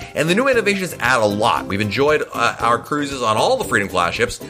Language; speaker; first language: English; native; English